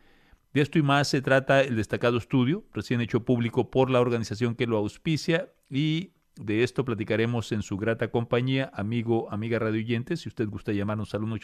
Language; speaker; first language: Spanish; native; Spanish